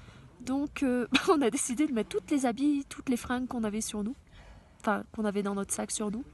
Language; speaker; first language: French; native; French